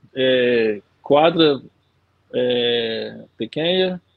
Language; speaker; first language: Portuguese; non-native, learner; English